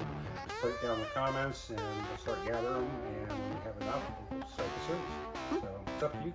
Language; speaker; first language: English; native; English